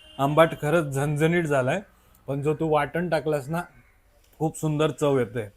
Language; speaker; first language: Marathi; native; Marathi